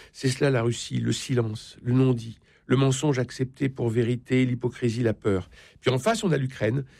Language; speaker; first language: French; native; French